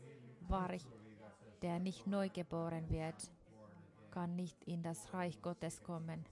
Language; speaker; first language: German; non-native, fluent; Finnish